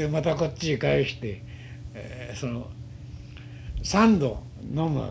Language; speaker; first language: Japanese; native; Japanese